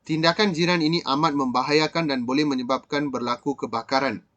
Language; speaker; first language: Malay; non-native, local second language; Tamil